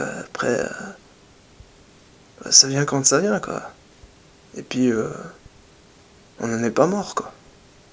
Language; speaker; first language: French; native; French